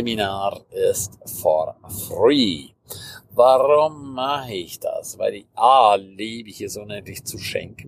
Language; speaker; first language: German; native; German